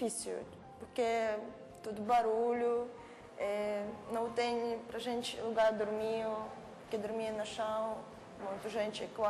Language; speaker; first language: Portuguese; non-native, learner; Russian